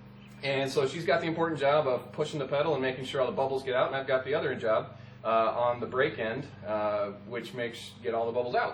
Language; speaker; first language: English; native; English